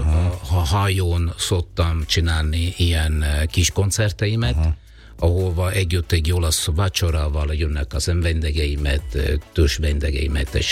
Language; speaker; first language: Hungarian; non-native, learner; Italian